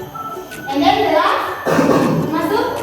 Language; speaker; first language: English; non-native, local second language; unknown